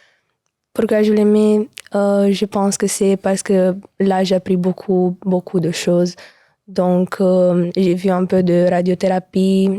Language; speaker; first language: French; non-native, learner; Romanian